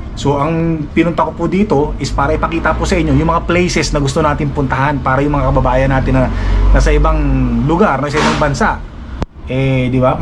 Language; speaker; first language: Filipino; native; Filipino